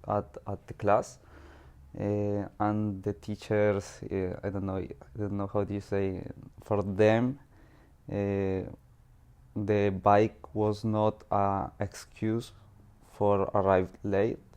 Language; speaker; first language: English; non-native, learner; Spanish